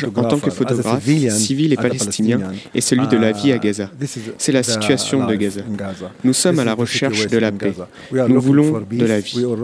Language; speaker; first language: French; non-native, fluent; Arabic